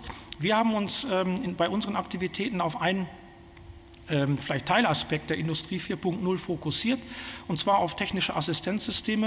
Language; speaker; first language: German; native; German